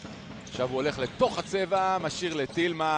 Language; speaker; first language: Hebrew; native; Hebrew